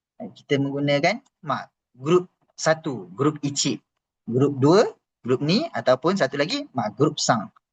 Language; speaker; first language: Malay; native; Malay